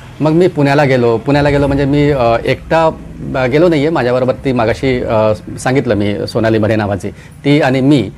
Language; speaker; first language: Marathi; non-native, local second language; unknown